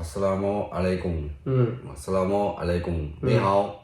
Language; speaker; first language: Korean; non-native, learner; Chinese